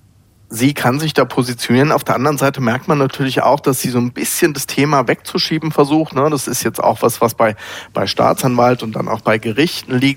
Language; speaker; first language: German; native; German